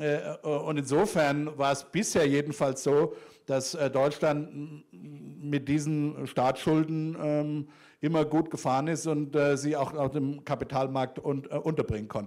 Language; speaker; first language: German; native; German